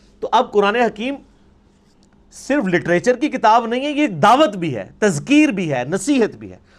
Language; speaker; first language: Urdu; non-native, local second language; Punjabi